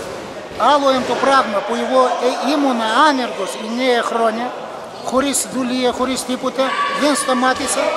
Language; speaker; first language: Greek; non-native, learner; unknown